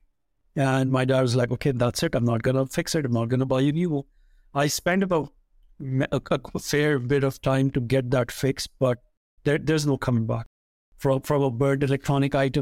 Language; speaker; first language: English; non-native, local second language; Punjabi